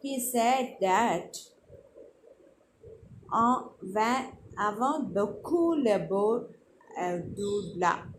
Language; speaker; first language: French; non-native, fluent; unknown